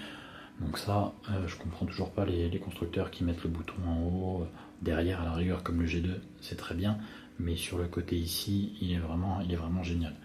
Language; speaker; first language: French; native; French